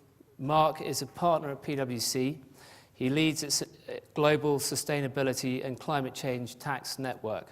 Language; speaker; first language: English; native; English